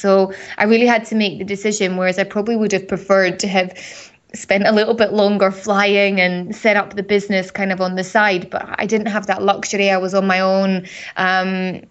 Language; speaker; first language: English; native; English